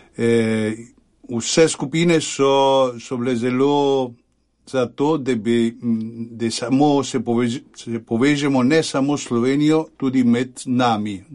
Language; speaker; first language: Slovenian; early bilingual, heritage; Slovenian